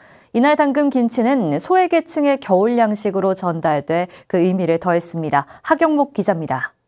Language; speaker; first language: Korean; native; Korean